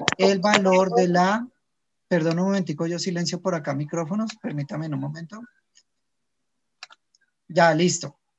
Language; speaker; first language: Spanish; native; Spanish